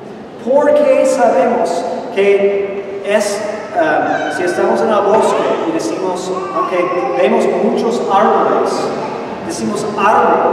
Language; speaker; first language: Spanish; non-native, fluent; English